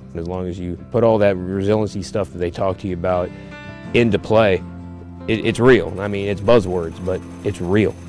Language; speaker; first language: English; native; English